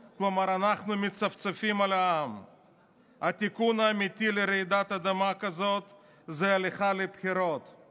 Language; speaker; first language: Hebrew; non-native, fluent; Russian